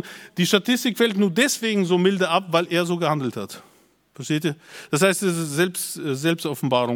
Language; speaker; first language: German; native; German